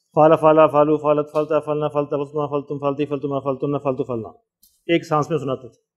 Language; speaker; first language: Urdu; native; Urdu